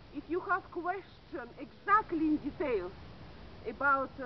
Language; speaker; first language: English; non-native, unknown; Russian